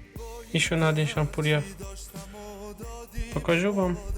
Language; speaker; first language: Russian; non-native, fluent; Persian